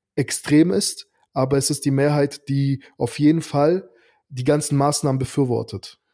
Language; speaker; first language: German; early bilingual, other home language; Azerbaijani